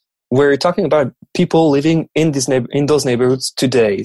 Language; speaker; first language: English; non-native, fluent; French